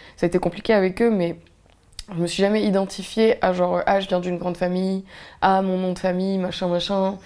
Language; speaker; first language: French; native; French